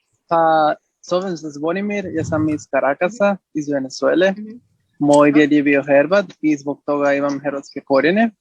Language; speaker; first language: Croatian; early bilingual, heritage; Spanish